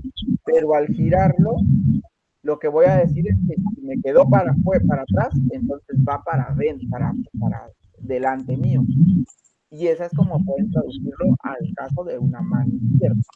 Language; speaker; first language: Spanish; native; Spanish